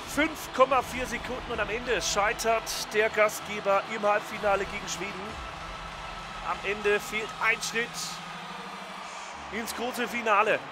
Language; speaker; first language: German; native; German